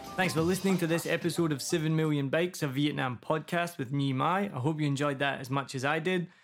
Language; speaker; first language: English; native; English